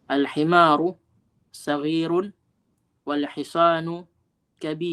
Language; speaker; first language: Arabic; non-native, fluent; Filipino